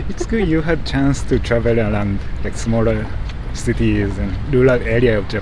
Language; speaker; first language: English; non-native, fluent; Japanese